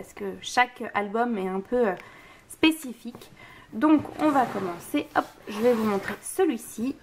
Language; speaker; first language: French; native; French